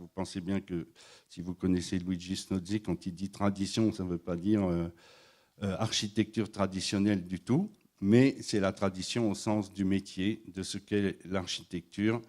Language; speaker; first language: French; native; French